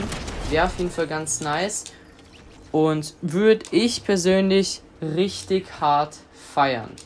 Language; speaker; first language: German; native; German